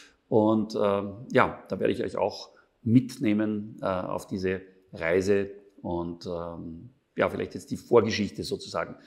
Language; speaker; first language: German; native; German